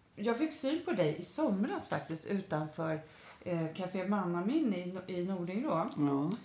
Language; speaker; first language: Swedish; native; Swedish